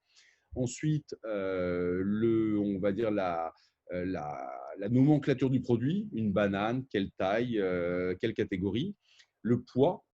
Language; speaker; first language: French; native; French